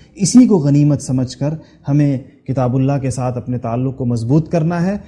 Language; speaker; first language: Urdu; non-native, local second language; Pashto